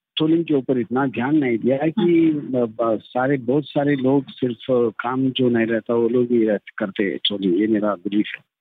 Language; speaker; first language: Hindi; non-native, local second language; Telugu